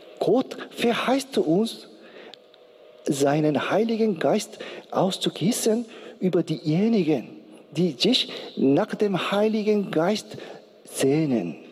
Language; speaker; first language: German; non-native, learner; Korean